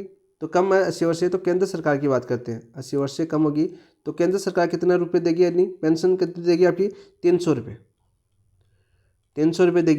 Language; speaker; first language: Hindi; native; Hindi